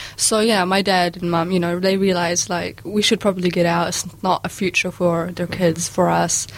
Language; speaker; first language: English; early bilingual, other home language; Arabic